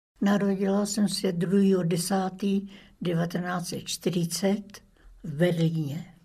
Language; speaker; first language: Czech; early bilingual, other home language; German